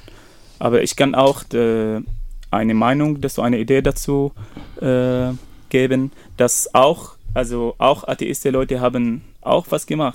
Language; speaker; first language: German; non-native, fluent; Arabic